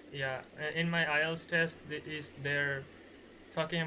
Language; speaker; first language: English; non-native, learner; Bangla